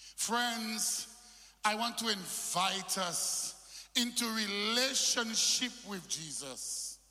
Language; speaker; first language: English; non-native, local second language; French